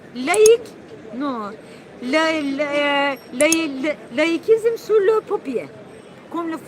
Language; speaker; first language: French; non-native, learner; Turkish